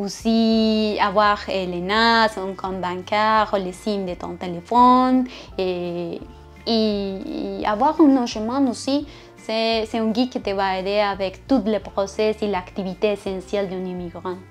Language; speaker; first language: French; non-native, learner; Spanish